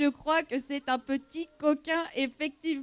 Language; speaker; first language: French; native; French